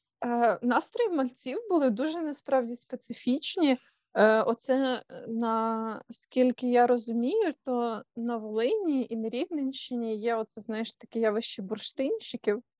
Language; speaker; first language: Ukrainian; non-native, local second language; Russian